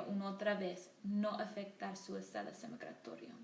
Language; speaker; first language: Spanish; non-native, learner; English